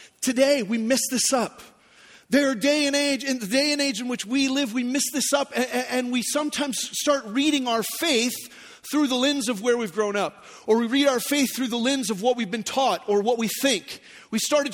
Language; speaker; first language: English; native; English